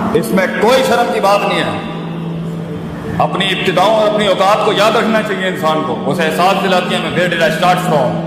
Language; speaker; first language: Urdu; non-native, local second language; Punjabi